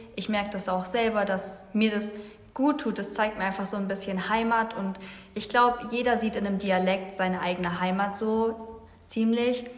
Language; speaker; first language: German; native; German